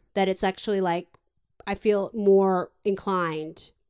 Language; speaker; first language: English; native; English